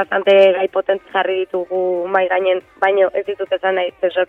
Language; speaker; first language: Basque; native; Basque